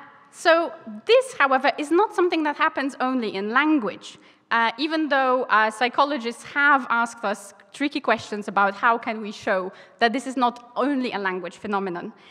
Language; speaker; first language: English; non-native, fluent; Polish